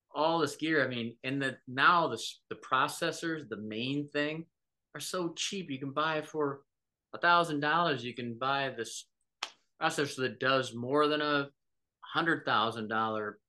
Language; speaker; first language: English; native; English